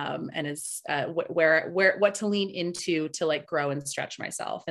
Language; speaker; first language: English; early bilingual, other home language; Spanish